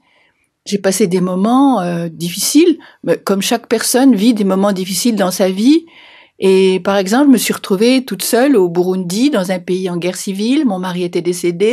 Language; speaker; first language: French; native; French